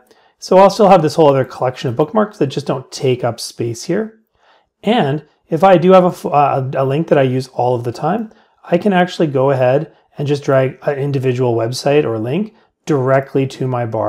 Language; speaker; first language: English; native; English